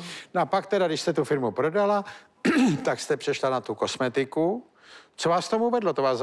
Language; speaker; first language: Czech; native; Czech